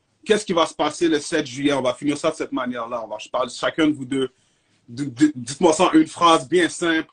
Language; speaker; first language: French; native; French